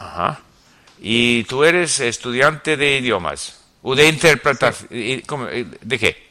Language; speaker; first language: Spanish; non-native, fluent; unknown